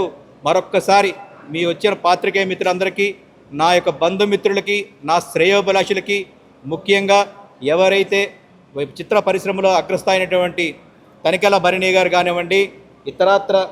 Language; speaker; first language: Telugu; native; Telugu